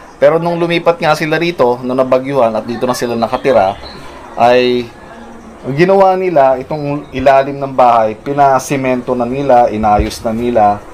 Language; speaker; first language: Filipino; native; Filipino